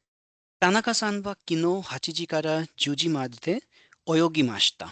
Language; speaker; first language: Japanese; non-native, fluent; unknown